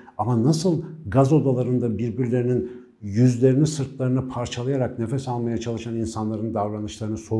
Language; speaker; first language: Turkish; native; Turkish